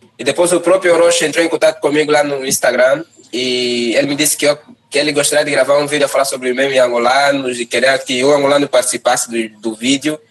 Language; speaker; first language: Portuguese; native; Portuguese